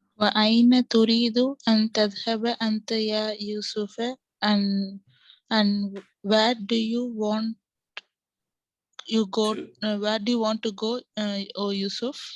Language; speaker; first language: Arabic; non-native, learner; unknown